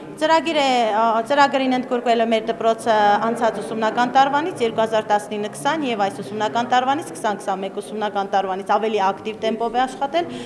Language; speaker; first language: Armenian; native; Armenian